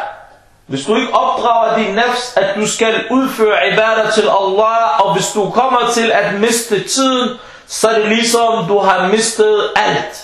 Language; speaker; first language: Danish; non-native, fluent; Arabic